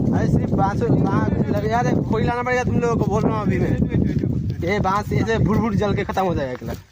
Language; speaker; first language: Hindi; non-native, local second language; Assamese